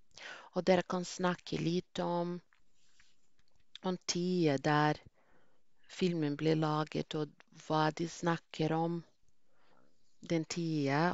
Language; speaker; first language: Norwegian; non-native, fluent; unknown